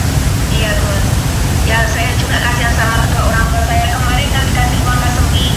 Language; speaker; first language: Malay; non-native, local second language; Javanese